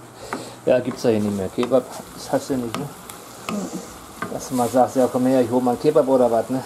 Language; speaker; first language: German; native; German